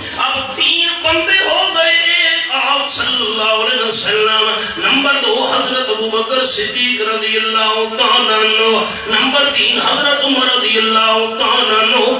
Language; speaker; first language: Urdu; non-native, local second language; Pashto